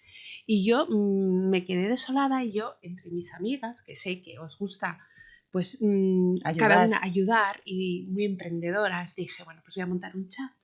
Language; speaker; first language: Spanish; native; Spanish